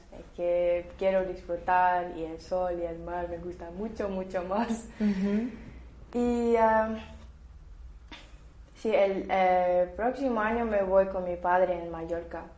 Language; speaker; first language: Spanish; non-native, learner; Bulgarian